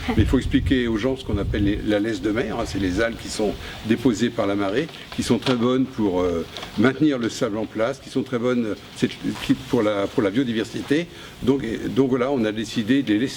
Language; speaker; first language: French; native; French